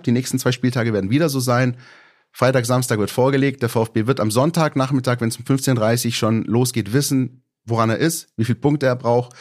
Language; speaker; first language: German; native; German